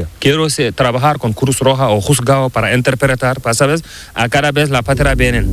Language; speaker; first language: Spanish; non-native, learner; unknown